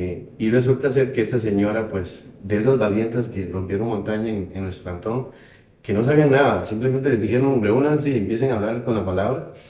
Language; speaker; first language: Spanish; native; Spanish